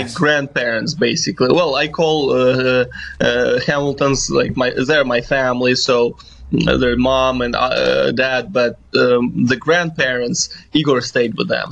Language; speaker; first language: English; non-native, fluent; Kazakh